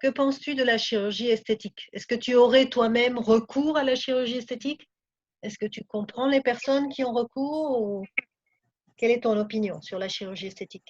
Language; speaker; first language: French; non-native, fluent; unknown